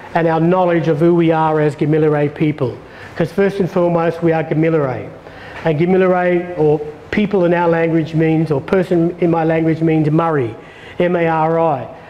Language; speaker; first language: English; native; English